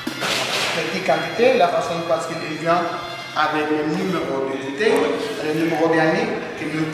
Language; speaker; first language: French; non-native, learner; Spanish